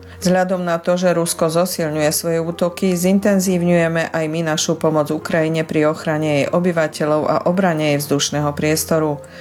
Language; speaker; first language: Slovak; early bilingual, heritage; Slovak